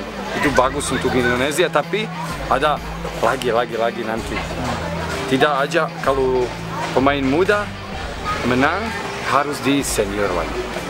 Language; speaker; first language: Indonesian; non-native, learner; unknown